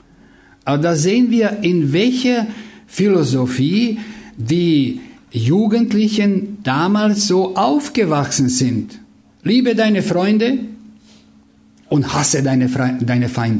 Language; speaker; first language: German; non-native, fluent; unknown